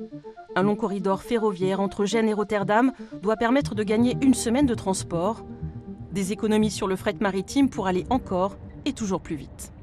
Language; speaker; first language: French; native; French